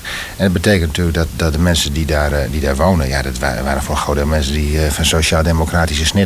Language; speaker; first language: Dutch; native; Dutch